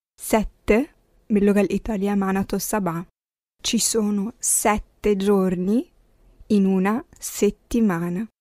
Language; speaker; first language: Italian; non-native, fluent; Arabic